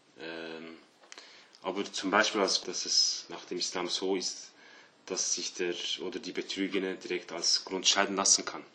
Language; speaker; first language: German; early bilingual, other home language; Turkish